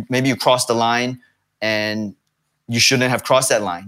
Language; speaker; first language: English; native; English